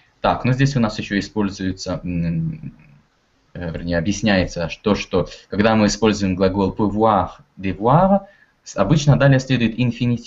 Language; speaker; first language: Russian; native; Russian